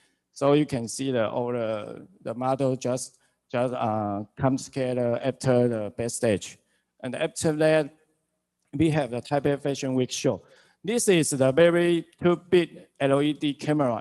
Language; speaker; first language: English; non-native, learner; Chinese